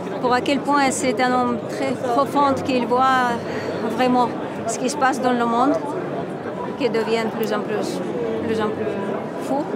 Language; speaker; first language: French; non-native, fluent; Armenian